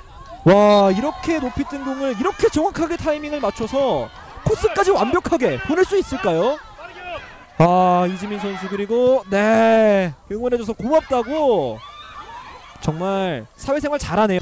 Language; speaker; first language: Korean; native; Korean